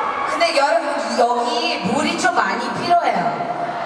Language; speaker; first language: Korean; early bilingual, heritage; Korean